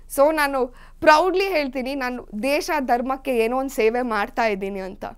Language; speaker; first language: Kannada; non-native, local second language; Konkani